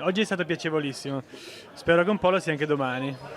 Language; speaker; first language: Italian; native; Italian